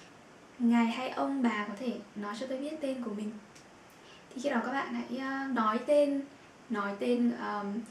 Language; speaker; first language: Vietnamese; native; Vietnamese